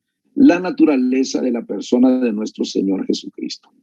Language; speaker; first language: Spanish; native; Spanish